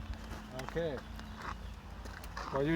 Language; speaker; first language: English; non-native, learner; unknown